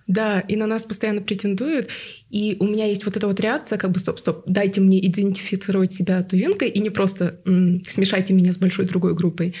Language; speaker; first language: Russian; non-native, local second language; Tuvinian